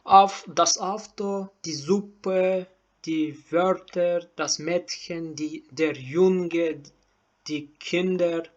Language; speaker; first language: German; non-native, learner; Turkmen